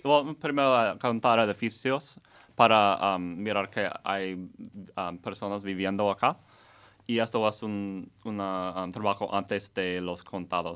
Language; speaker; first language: Spanish; non-native, learner; English